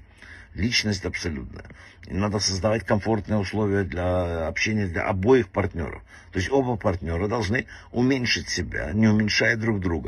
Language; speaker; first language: Russian; native; Russian